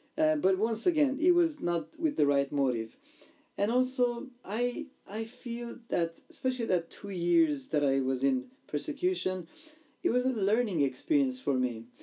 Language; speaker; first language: English; non-native, fluent; Armenian